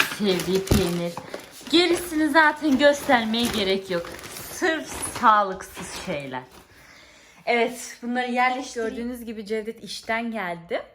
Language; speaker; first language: Turkish; early bilingual, heritage; Turkish